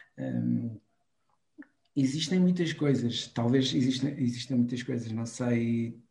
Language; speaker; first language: Portuguese; non-native, local second language; Kabuverdianu